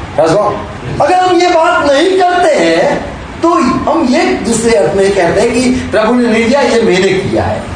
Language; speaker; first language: Hindi; non-native, local second language; Gujarati